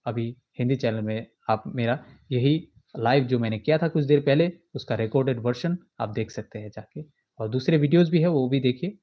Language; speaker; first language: Hindi; non-native, local second language; Bangla